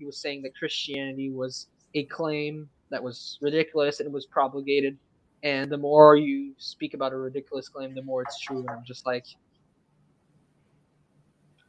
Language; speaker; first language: English; non-native, fluent; French